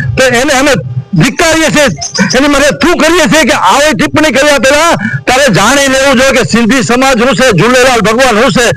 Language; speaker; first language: Gujarati; non-native, local second language; Sindhi